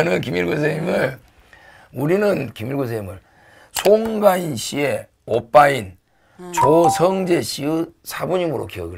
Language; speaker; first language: Korean; native; Korean